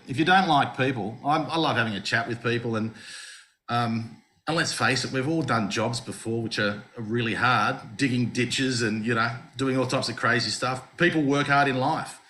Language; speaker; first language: English; native; English